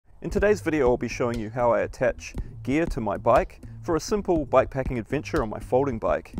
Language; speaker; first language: English; native; English